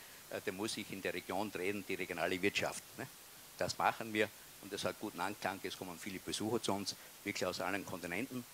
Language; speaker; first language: German; native; German